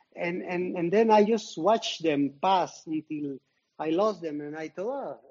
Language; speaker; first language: English; non-native, learner; Spanish